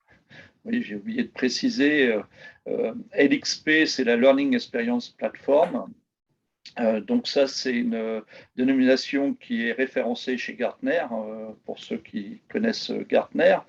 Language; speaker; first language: French; native; French